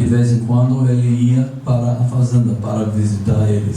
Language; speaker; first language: Portuguese; non-native, fluent; English